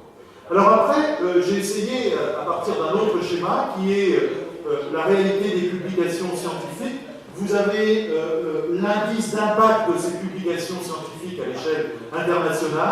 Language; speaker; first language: French; native; French